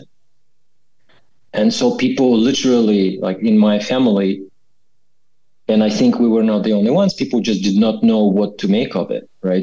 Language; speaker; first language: English; non-native, fluent; Russian